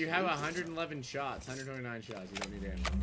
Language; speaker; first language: English; native; English